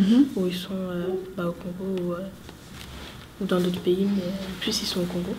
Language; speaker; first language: French; native; French